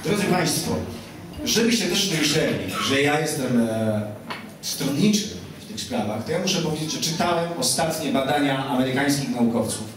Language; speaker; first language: Polish; native; Polish